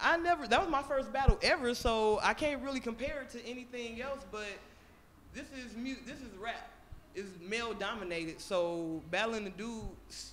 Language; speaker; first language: English; native; English